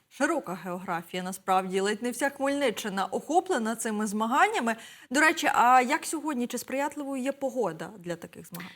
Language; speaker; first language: Ukrainian; native; Ukrainian